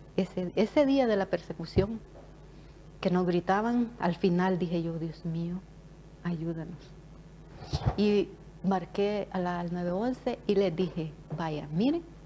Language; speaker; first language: Spanish; native; Spanish